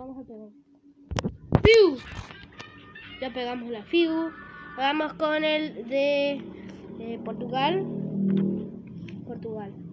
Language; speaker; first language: Spanish; native; Spanish